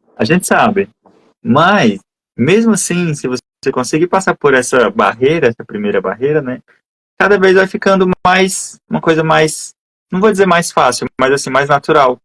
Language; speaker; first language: Portuguese; native; Portuguese